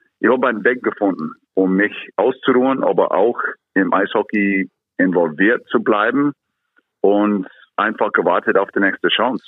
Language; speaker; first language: German; non-native, fluent; English